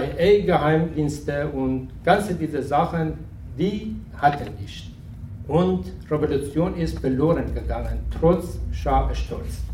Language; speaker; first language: German; non-native, fluent; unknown